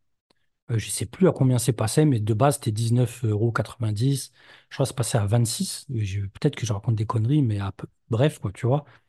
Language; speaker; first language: French; native; French